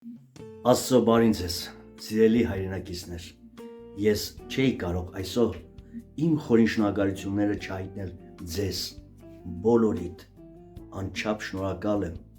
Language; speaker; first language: Armenian; native; Armenian